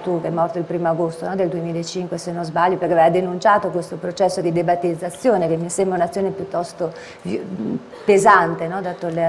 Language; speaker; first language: Italian; native; Italian